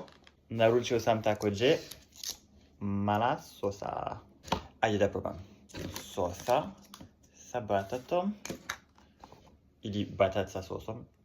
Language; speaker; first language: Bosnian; non-native, learner; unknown